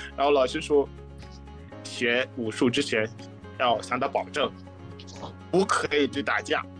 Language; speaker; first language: Chinese; non-native, fluent; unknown